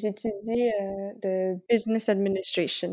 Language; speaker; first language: French; non-native, local second language; Spanish